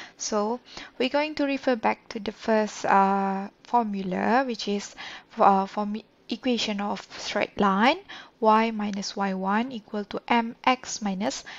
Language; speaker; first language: English; non-native, local second language; Malay